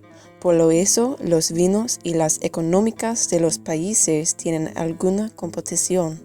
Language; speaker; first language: Spanish; non-native, learner; English